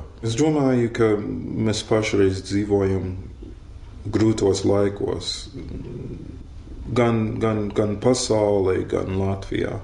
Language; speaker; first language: Latvian; non-native, fluent; English